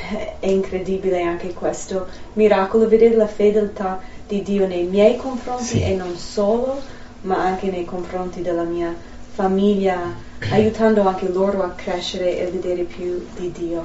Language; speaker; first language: Italian; non-native, fluent; English